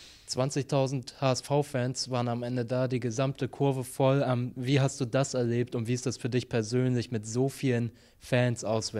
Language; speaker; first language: German; native; German